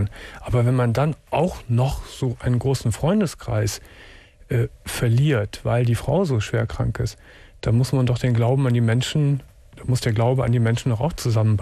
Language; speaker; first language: German; native; German